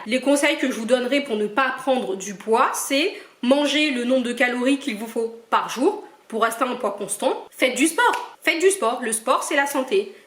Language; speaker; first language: French; early bilingual, other home language; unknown